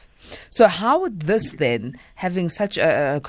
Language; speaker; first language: English; non-native, local second language; Zulu